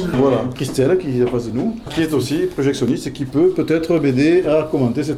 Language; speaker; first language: French; native; French